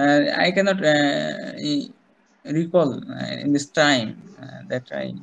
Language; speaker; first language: English; non-native, learner; Bangla